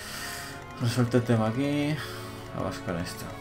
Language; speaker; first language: Spanish; native; Spanish